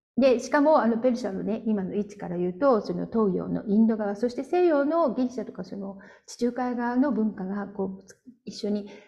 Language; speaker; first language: Japanese; native; Japanese